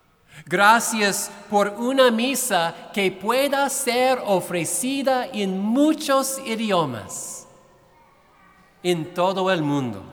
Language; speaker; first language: Spanish; non-native, fluent; English